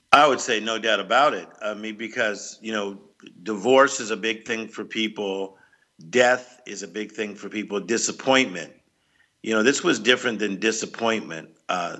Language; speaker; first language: English; native; English